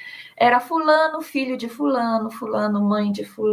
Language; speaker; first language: Portuguese; native; Portuguese